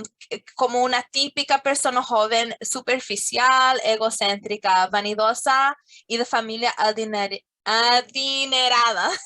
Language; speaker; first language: Spanish; non-native, fluent; English